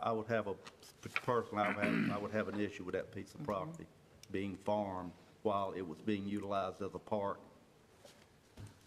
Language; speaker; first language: English; native; English